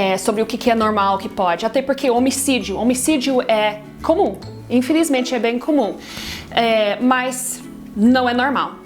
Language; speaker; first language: Portuguese; non-native, fluent; English